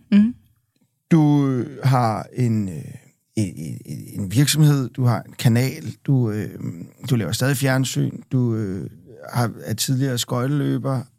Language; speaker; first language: Danish; native; Danish